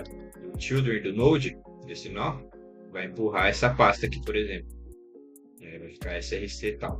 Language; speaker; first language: Portuguese; native; Portuguese